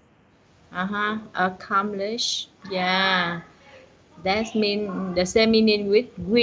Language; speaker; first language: English; non-native, learner; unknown